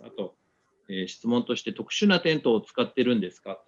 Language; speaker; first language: Japanese; native; Japanese